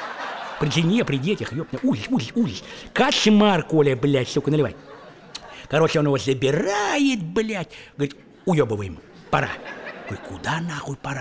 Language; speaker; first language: Russian; native; Russian